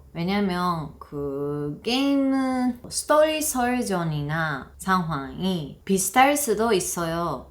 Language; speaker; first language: Korean; non-native, learner; Japanese